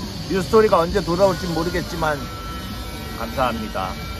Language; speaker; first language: Korean; native; Korean